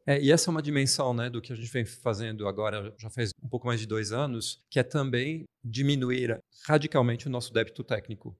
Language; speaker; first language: Portuguese; non-native, fluent; French